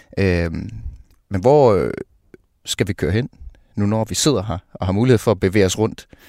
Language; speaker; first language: Danish; native; Danish